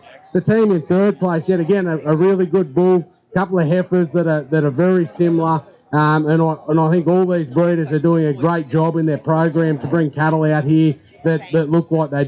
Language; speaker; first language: English; native; English